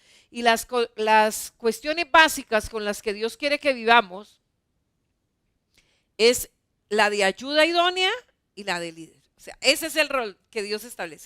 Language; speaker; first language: Spanish; native; Spanish